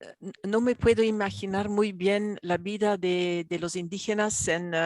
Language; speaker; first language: Spanish; non-native, fluent; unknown